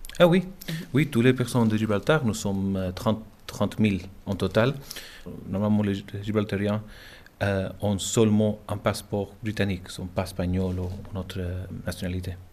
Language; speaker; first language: French; non-native, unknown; English